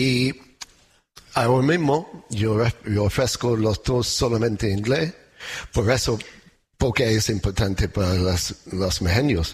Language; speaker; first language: Spanish; non-native, learner; English